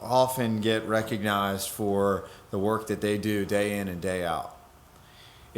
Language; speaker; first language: English; native; English